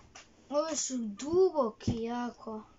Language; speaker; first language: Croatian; early bilingual, heritage; Croatian